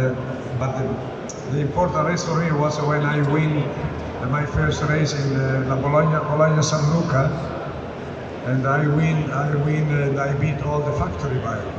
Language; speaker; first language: English; non-native, learner; Italian